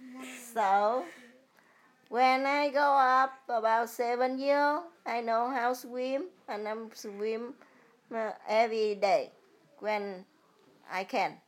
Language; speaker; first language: English; early bilingual, other home language; Vietnamese